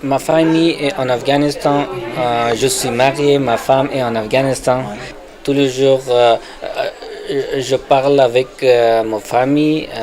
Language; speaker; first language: French; non-native, learner; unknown